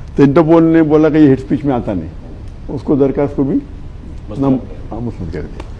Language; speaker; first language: Urdu; non-native, local second language; Konkani